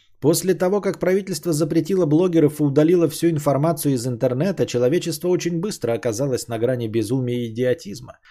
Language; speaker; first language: Russian; native; Russian